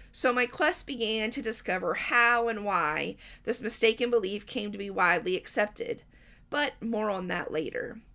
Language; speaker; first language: English; native; English